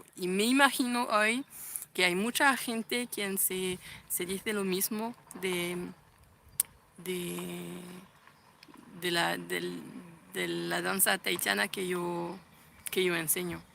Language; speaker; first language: Spanish; non-native, fluent; French